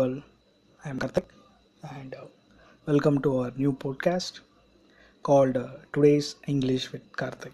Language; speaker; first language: English; non-native, local second language; Tamil